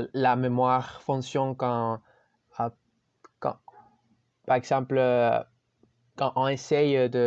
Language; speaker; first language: French; non-native, learner; Spanish